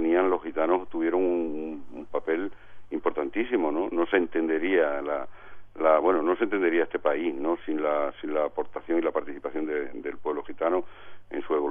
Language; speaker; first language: Spanish; native; Spanish